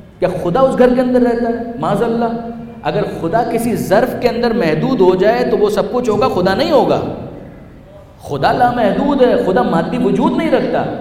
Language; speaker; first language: Urdu; non-native, local second language; Punjabi